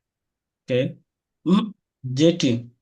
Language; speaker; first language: English; non-native, learner; Bangla